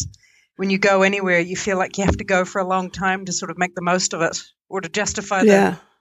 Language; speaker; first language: English; native; English